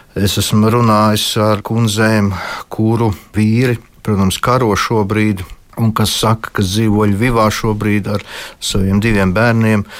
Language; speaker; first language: Latvian; early bilingual, heritage; Latvian